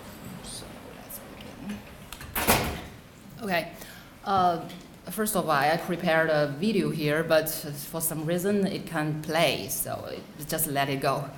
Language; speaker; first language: English; non-native, fluent; Chinese